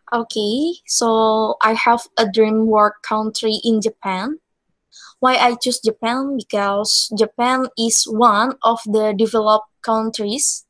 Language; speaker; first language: English; non-native, learner; Indonesian